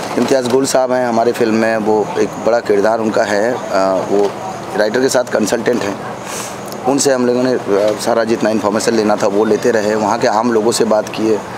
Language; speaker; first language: Hindi; native; Hindi